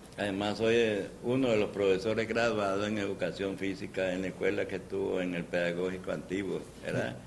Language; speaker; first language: Spanish; native; Spanish